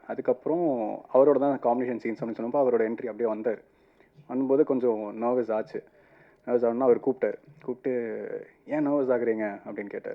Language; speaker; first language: Tamil; non-native, fluent; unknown